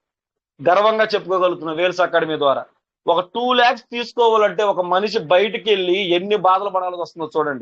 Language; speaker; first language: Telugu; native; Telugu